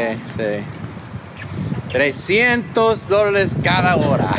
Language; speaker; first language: Spanish; non-native, learner; English